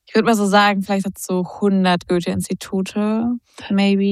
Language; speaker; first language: German; native; German